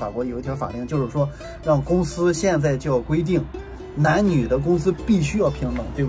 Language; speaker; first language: Chinese; native; Chinese